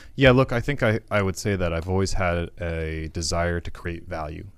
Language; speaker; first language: English; native; English